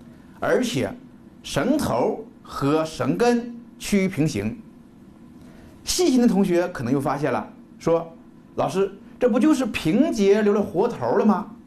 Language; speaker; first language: Chinese; native; Chinese